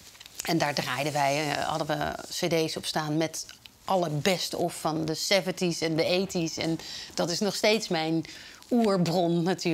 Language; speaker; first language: Dutch; native; Dutch